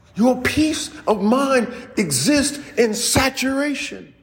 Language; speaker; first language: English; native; English